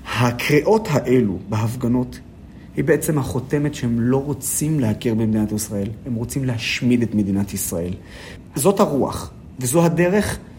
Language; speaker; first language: Hebrew; non-native, local second language; Arabic